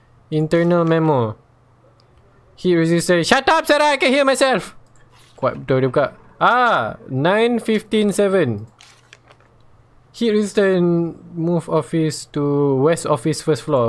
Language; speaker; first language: English; non-native, local second language; Malay